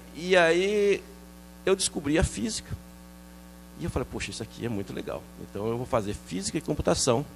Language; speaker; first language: Portuguese; early bilingual, other home language; French